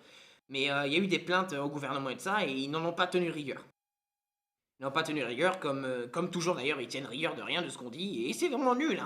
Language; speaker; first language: French; native; French